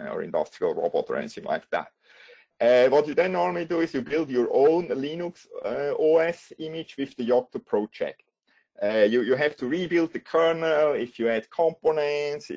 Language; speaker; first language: English; non-native, fluent; German